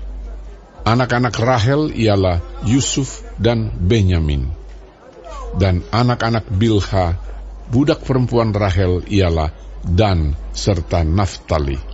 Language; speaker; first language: Indonesian; native; Indonesian